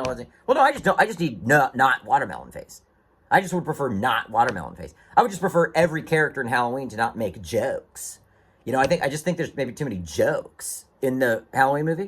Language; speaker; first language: English; native; English